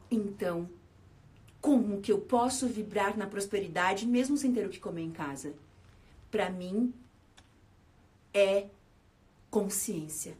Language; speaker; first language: Portuguese; native; Portuguese